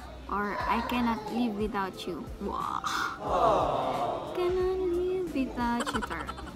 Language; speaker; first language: English; non-native, local second language; Filipino